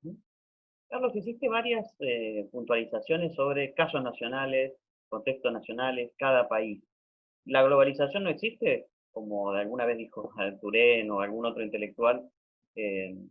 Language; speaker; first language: Spanish; native; Spanish